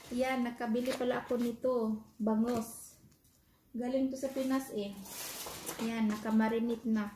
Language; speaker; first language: Filipino; non-native, local second language; Cebuano